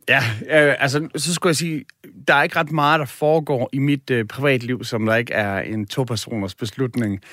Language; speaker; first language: Danish; native; Danish